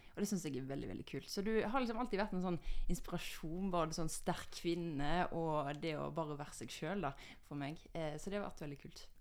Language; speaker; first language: Norwegian; native; Norwegian